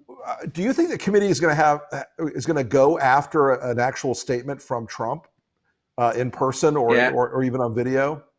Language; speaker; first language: English; native; English